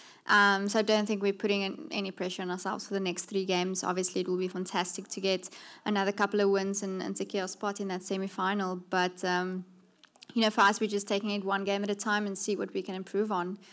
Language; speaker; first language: English; non-native, local second language; Afrikaans